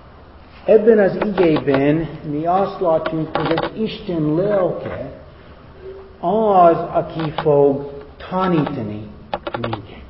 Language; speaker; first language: Hungarian; non-native, fluent; English